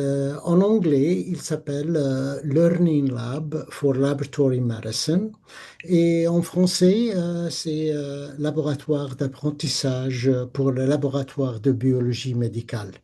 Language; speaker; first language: French; non-native, fluent; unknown